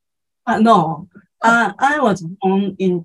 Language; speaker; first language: English; non-native, learner; Japanese